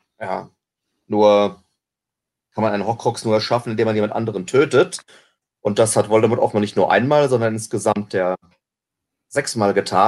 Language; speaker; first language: German; native; German